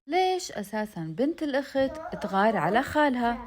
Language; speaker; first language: Arabic; native; Arabic